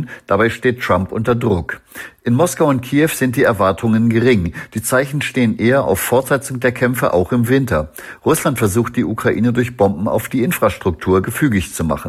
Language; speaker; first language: German; native; German